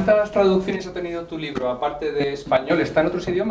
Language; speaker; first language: Spanish; native; Spanish